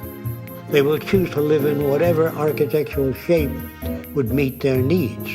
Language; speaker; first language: English; native; English